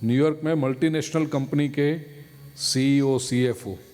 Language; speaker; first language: Hindi; non-native, local second language; Gujarati